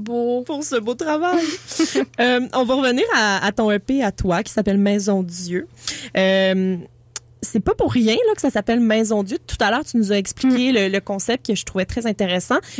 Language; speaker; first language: French; native; French